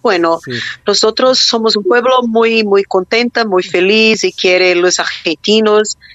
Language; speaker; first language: Spanish; non-native, learner; Portuguese